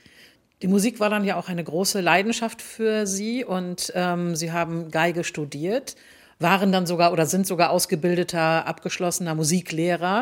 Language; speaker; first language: German; native; German